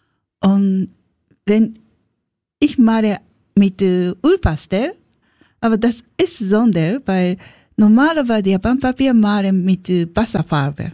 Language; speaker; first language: German; non-native, learner; Japanese